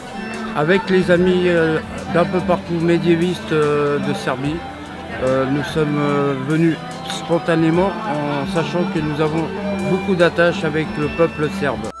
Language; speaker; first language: French; native; French